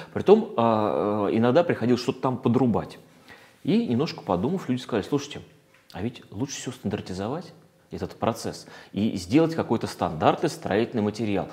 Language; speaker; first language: Russian; native; Russian